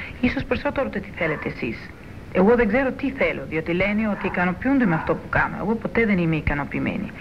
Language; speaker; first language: Greek; early bilingual, heritage; Greek